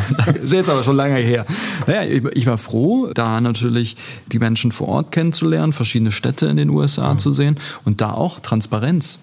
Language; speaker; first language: German; early bilingual, other home language; Turkish